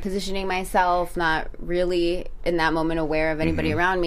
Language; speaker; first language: English; early bilingual, other home language; Spanish